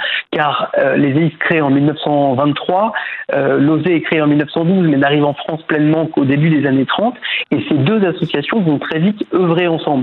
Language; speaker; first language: French; native; French